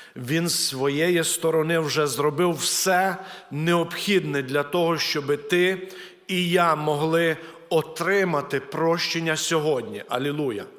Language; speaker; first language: Ukrainian; native; Ukrainian